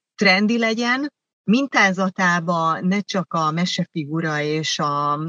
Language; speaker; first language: Hungarian; early bilingual, other home language; German